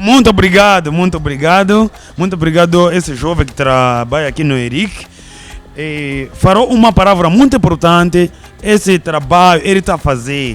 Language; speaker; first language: Portuguese; non-native, learner; Kinyarwanda